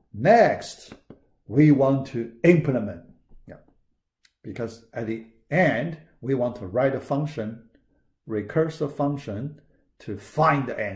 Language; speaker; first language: English; non-native, fluent; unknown